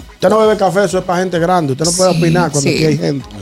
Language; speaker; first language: Spanish; native; Spanish